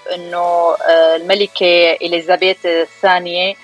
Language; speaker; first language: Arabic; native; Arabic